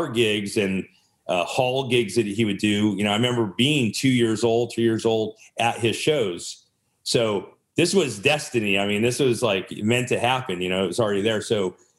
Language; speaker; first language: English; native; English